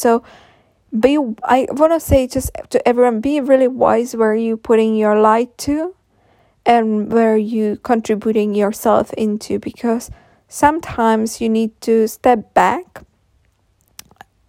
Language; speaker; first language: English; non-native, fluent; Czech